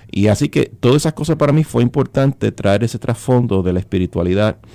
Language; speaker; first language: Spanish; early bilingual, heritage; Spanish